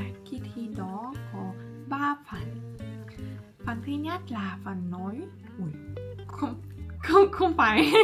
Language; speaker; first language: Vietnamese; non-native, fluent; Russian